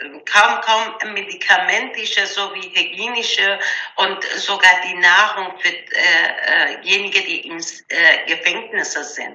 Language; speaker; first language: German; non-native, learner; Persian